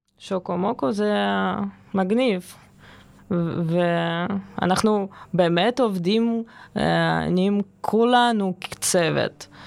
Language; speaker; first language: Hebrew; non-native, fluent; Russian